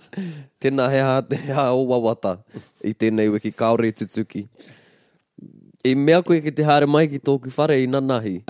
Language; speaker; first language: Māori; non-native, local second language; English